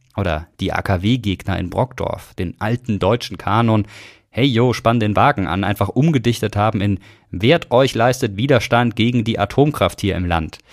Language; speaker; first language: German; native; German